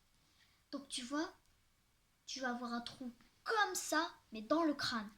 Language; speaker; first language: French; native; French